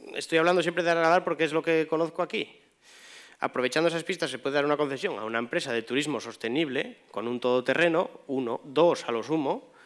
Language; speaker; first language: Spanish; native; Spanish